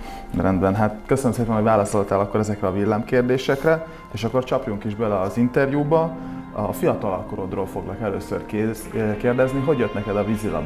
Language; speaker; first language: Hungarian; native; Hungarian